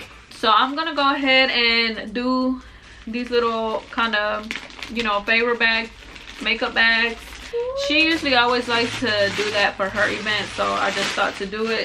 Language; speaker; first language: English; native; English